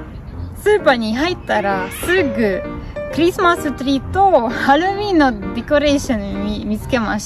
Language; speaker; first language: Japanese; non-native, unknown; Russian